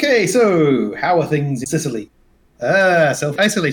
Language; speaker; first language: English; native; English